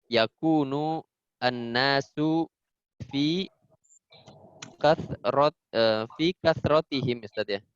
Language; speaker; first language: Arabic; non-native, learner; Indonesian